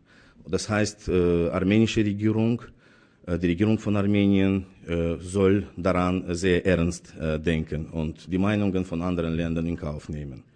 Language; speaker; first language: German; non-native, fluent; Azerbaijani